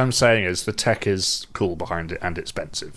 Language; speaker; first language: English; native; English